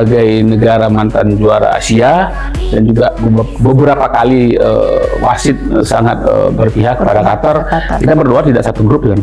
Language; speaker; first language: Indonesian; native; Indonesian